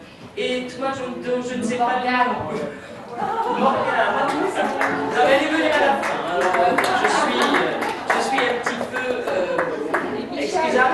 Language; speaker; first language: French; native; French